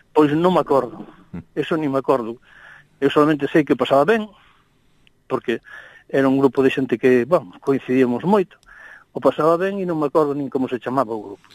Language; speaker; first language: Galician; non-native, local second language; Spanish